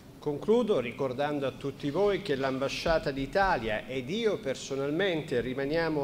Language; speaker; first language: Italian; native; Italian